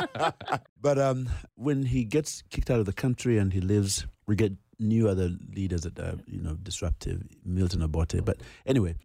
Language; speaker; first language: English; non-native, local second language; Ganda